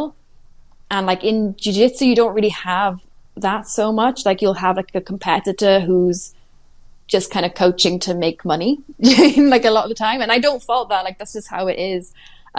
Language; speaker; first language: English; native; English